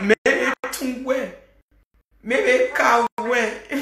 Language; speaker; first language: English; non-native, local second language; Bini